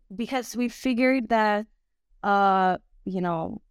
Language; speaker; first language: English; non-native, fluent; Croatian